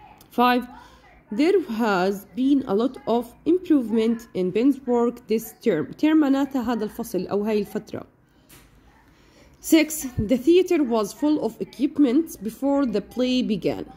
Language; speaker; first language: English; non-native, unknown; Arabic